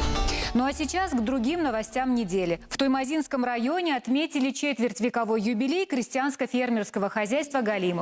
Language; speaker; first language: Russian; native; Russian